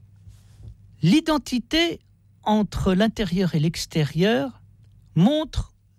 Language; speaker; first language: French; native; French